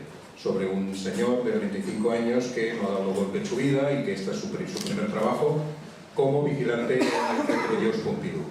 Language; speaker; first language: Spanish; native; Spanish